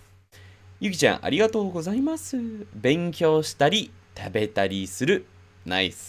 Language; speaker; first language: Japanese; non-native, fluent; English